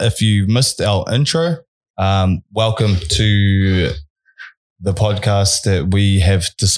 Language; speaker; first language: English; native; English